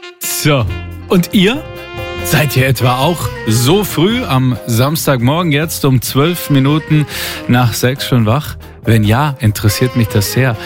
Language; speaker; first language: German; native; German